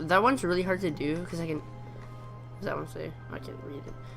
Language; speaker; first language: English; native; English